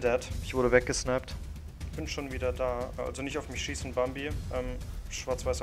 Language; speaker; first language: German; native; German